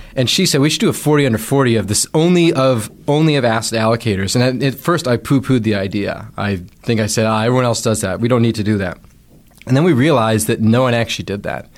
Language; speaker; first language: English; native; English